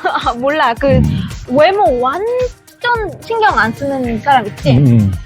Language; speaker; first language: Korean; non-native, fluent; Vietnamese